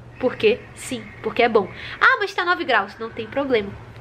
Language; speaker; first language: Portuguese; native; Portuguese